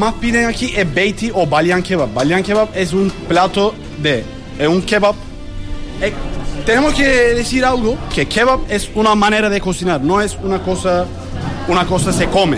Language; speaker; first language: Spanish; non-native, learner; Turkish